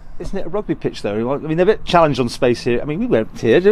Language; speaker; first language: English; native; English